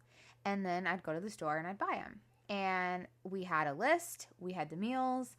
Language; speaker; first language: English; native; English